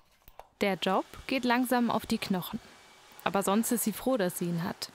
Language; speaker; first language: German; native; German